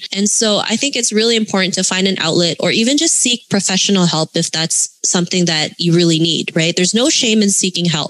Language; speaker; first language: English; early bilingual, other home language; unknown